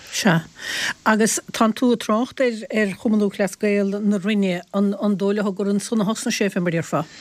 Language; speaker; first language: Irish; native; Irish